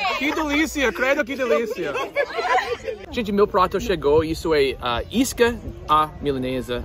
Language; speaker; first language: Portuguese; non-native, fluent; English